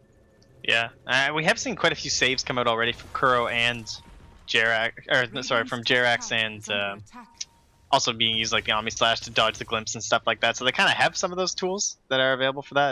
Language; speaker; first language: English; native; English